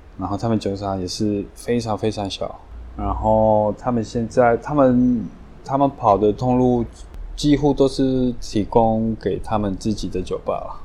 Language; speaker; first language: Chinese; early bilingual, heritage; Chinese